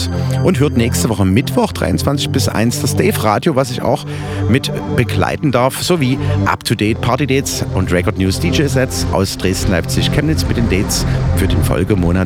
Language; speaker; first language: German; native; German